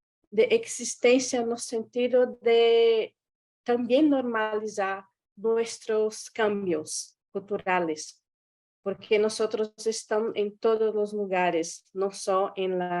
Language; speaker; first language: Spanish; non-native, fluent; Guarani